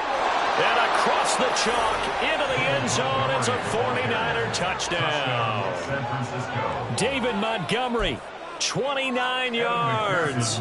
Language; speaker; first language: English; native; English